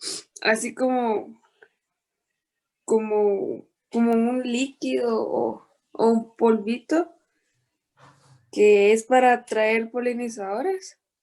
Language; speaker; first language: Spanish; native; Spanish